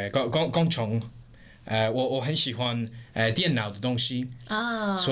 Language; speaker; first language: Chinese; non-native, learner; English